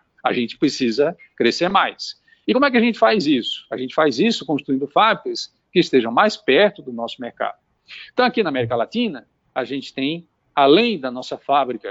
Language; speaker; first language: Portuguese; native; Portuguese